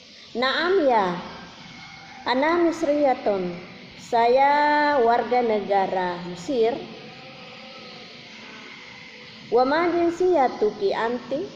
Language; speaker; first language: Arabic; non-native, fluent; Indonesian